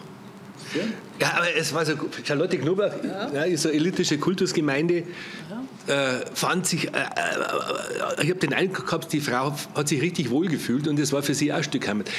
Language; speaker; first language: German; native; German